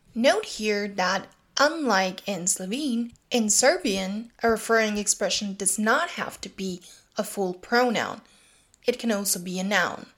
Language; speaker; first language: English; non-native, fluent; Serbian